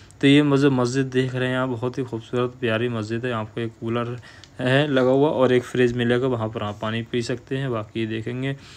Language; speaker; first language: Hindi; native; Hindi